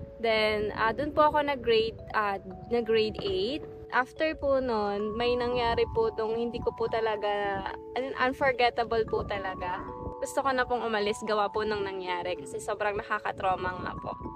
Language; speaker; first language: Filipino; native; Filipino